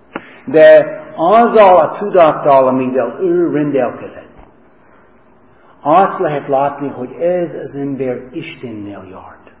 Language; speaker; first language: Hungarian; non-native, fluent; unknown